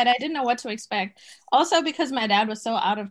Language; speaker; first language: English; native; English